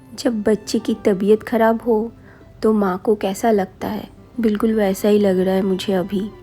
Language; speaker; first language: Hindi; non-native, local second language; Bangla